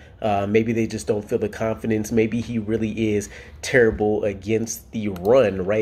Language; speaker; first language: English; native; English